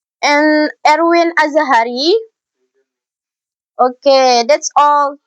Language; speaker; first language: English; non-native, learner; Indonesian